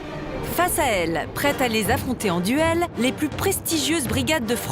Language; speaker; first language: French; native; French